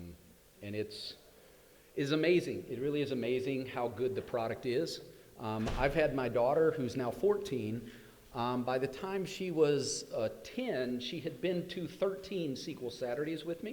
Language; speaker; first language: English; native; English